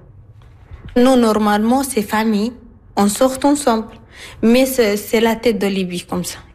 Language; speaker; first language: French; non-native, learner; Arabic